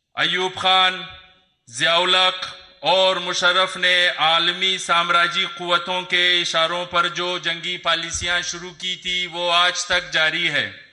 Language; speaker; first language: Urdu; non-native, local second language; Hazaragi